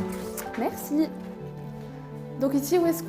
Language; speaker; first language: French; native; French